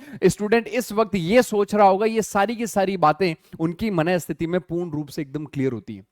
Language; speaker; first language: Hindi; native; Hindi